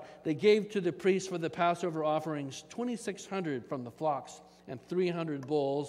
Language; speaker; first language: English; native; English